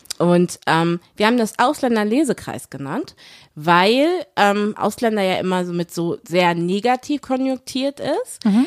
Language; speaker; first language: German; early bilingual, other home language; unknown